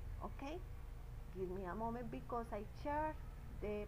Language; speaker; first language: English; non-native, learner; Spanish